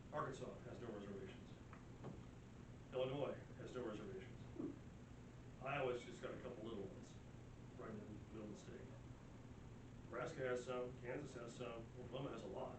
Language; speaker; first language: English; native; English